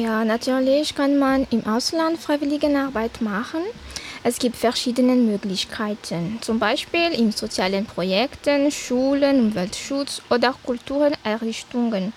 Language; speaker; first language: German; non-native, fluent; Malagasy